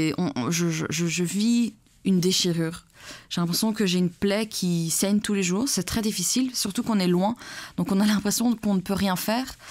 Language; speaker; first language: French; early bilingual, other home language; Persian